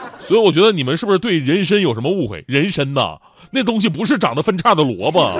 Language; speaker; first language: Chinese; native; Chinese